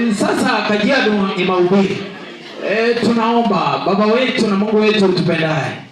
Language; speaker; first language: Swahili; non-native, local second language; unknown